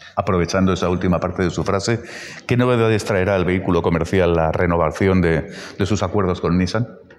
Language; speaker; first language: Spanish; native; Spanish